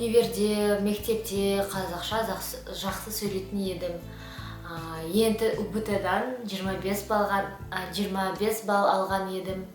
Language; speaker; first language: Kazakh; non-native, local second language; Uyghur